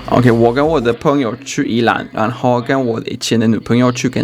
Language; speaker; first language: Chinese; non-native, fluent; Swedish